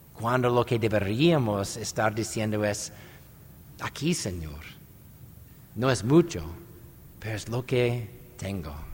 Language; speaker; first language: Spanish; non-native, fluent; English